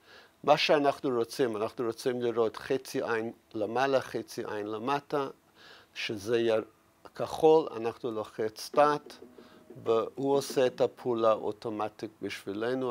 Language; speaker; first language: Hebrew; non-native, fluent; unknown